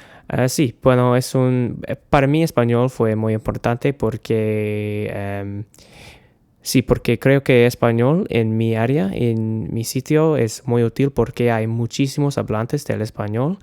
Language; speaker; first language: Spanish; non-native, learner; English